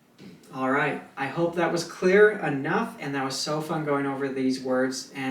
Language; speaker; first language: English; native; English